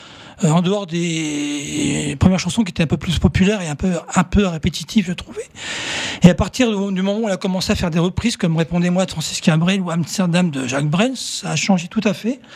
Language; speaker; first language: French; native; French